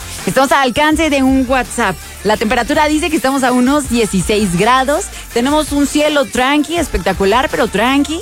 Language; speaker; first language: Spanish; native; Spanish